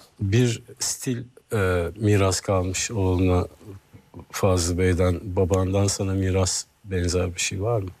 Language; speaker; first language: Turkish; native; Turkish